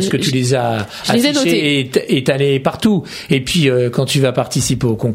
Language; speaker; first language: French; native; French